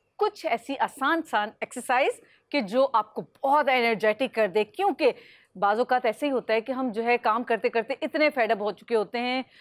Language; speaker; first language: Urdu; native; Urdu